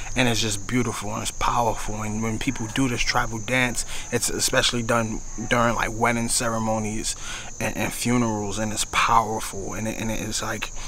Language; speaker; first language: English; native; English